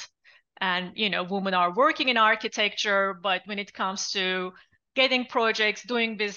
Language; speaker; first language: English; non-native, fluent; Turkish